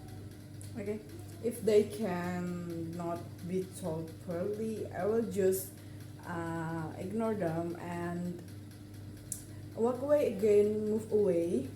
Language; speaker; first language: English; non-native, learner; Indonesian